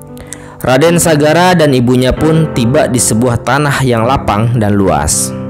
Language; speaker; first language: Indonesian; native; Indonesian